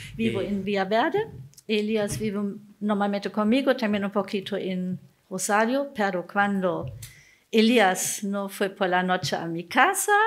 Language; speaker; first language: Spanish; non-native, learner; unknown